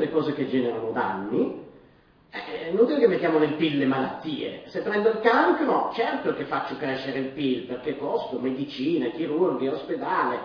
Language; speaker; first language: Italian; native; Italian